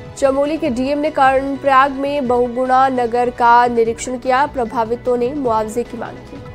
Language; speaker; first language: Hindi; native; Hindi